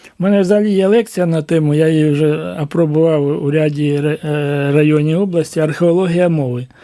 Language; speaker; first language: Ukrainian; native; Ukrainian